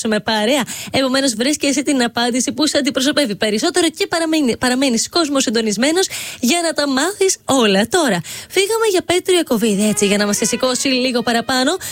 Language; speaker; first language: Greek; native; Greek